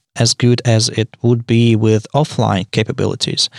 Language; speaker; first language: English; non-native, fluent; Russian